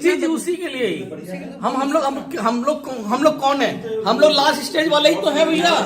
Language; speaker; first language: Hindi; native; Hindi